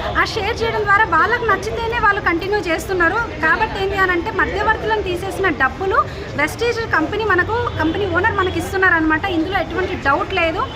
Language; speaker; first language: Telugu; native; Telugu